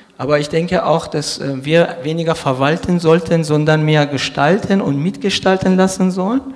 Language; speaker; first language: German; non-native, fluent; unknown